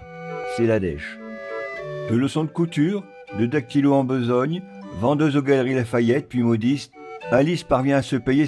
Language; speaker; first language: French; native; French